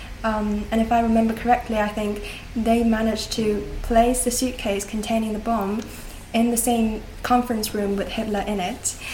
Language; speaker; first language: English; native; English